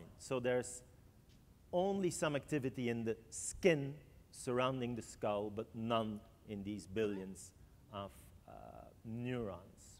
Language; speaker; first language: English; non-native, fluent; French